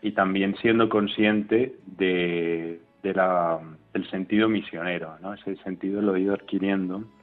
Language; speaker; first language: Spanish; native; Spanish